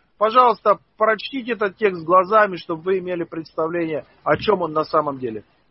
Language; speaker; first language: Russian; native; Russian